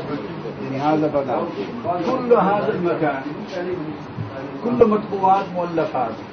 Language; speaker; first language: Arabic; non-native, learner; Urdu